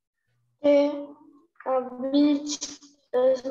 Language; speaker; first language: English; non-native, learner; Spanish